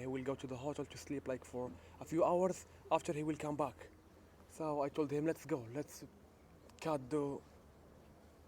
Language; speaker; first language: English; non-native, learner; Arabic